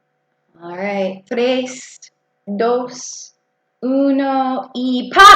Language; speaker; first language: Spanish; non-native, fluent; English